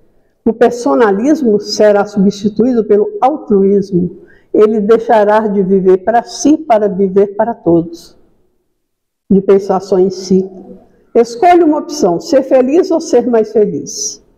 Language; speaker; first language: Portuguese; native; Portuguese